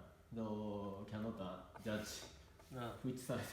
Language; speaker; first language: English; non-native, learner; Japanese